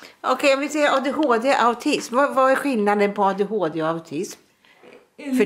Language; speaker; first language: Swedish; native; Swedish